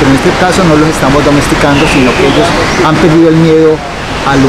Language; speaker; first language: Spanish; native; Spanish